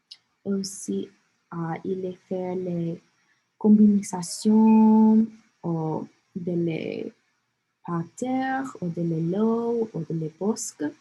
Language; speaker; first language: French; non-native, learner; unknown